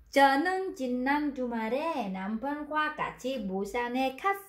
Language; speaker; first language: Korean; non-native, learner; Vietnamese